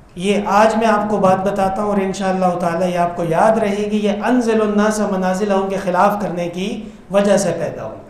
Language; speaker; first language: Urdu; non-native, local second language; Pashto